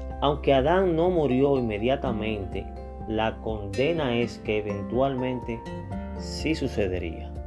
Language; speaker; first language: Spanish; native; Spanish